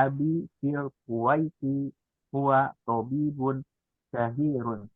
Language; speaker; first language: Arabic; non-native, learner; Indonesian